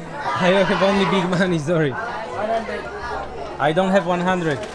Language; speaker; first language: English; non-native, learner; Polish